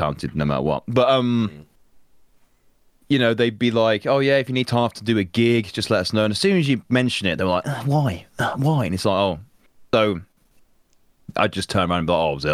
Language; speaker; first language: English; native; English